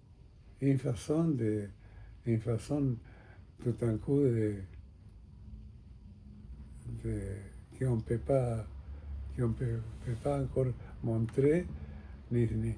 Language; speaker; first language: French; non-native, fluent; Spanish